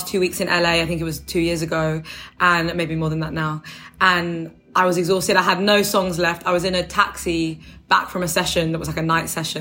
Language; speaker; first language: English; native; English